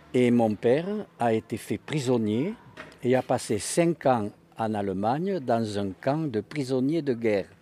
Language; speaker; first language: French; native; French